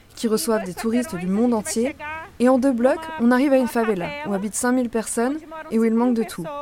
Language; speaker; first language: French; non-native, fluent; Portuguese